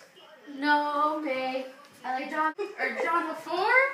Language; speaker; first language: French; non-native, learner; English